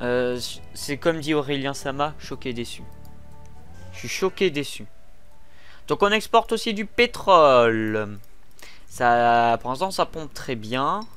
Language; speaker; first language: French; native; French